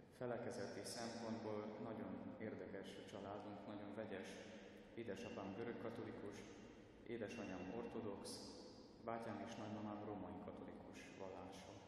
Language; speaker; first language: Hungarian; non-native, fluent; Ukrainian